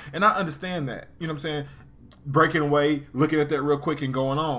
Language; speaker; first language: English; native; English